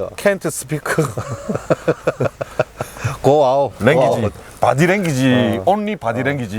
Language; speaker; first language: English; non-native, learner; Korean